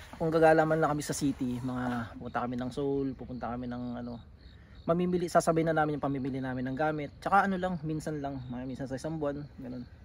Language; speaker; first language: Filipino; native; Filipino